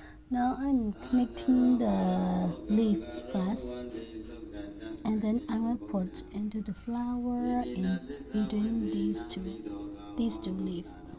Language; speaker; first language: English; non-native, learner; Burmese